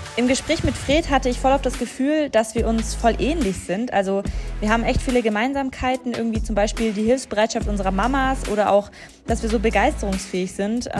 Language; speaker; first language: German; native; German